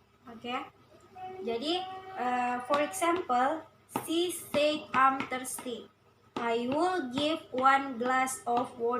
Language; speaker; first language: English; non-native, learner; Indonesian